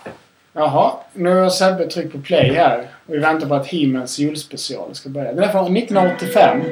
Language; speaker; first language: Swedish; native; Swedish